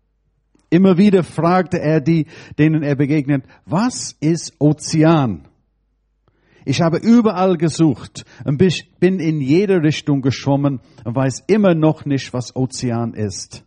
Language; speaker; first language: German; non-native, fluent; English